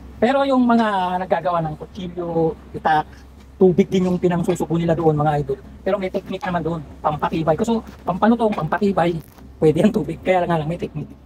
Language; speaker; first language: Filipino; native; Filipino